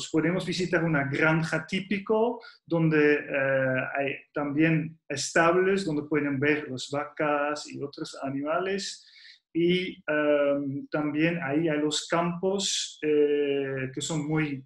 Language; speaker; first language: Spanish; non-native, fluent; Dutch